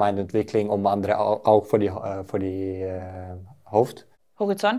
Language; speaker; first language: German; non-native, learner; Norwegian